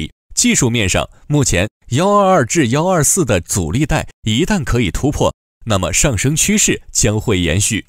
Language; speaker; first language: Chinese; native; Chinese